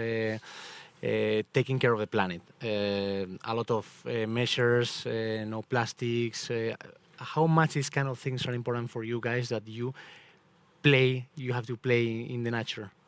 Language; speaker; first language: English; non-native, fluent; Spanish